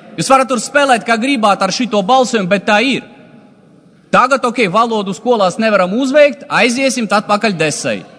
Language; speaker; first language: Latvian; non-native, local second language; Russian